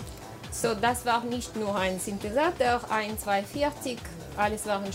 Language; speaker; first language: German; non-native, learner; Russian